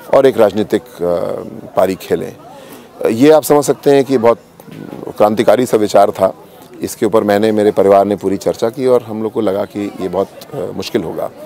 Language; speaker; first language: Hindi; native; Hindi